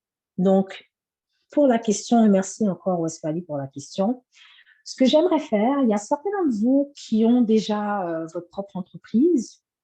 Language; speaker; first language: French; native; French